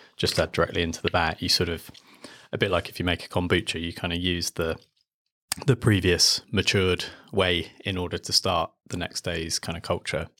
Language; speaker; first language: English; native; English